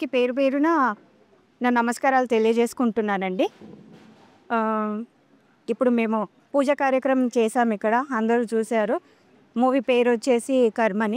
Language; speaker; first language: Telugu; native; Telugu